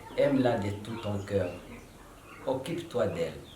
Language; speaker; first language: French; non-native, local second language; Swahili